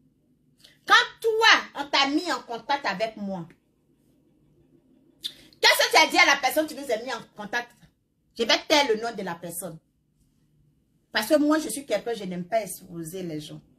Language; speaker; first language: French; non-native, local second language; Baoulé